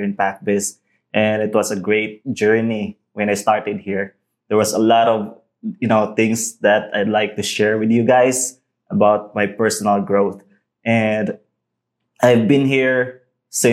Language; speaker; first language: English; non-native, local second language; Cebuano